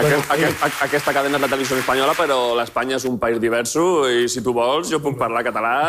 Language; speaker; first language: Catalan; non-native, local second language; Spanish